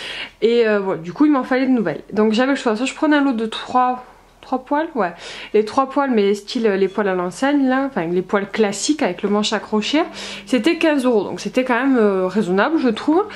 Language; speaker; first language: French; native; French